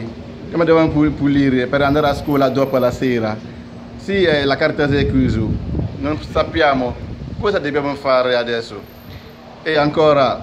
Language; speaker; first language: Italian; non-native, learner; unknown